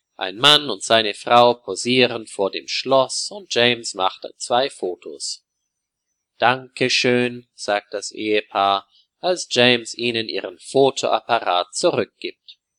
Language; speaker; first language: German; native; German